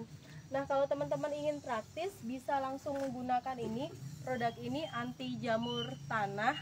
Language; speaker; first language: Indonesian; native; Indonesian